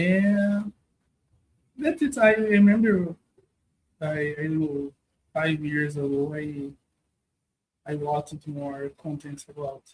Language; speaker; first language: English; non-native, learner; Portuguese